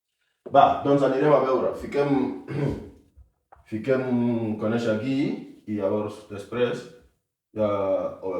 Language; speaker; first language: Catalan; non-native, fluent; Akan